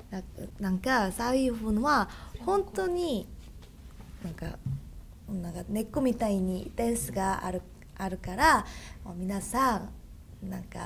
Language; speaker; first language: Japanese; non-native, learner; Korean